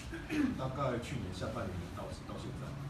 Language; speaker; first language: Chinese; native; Chinese